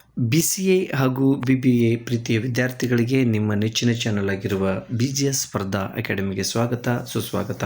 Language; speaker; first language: Kannada; native; Kannada